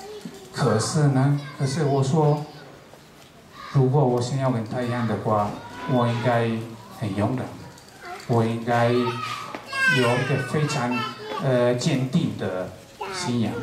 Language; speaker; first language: Chinese; non-native, fluent; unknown